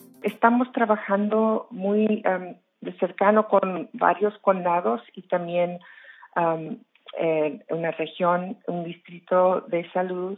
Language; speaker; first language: Spanish; early bilingual, heritage; English